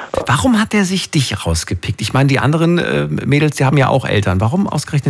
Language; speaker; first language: German; native; German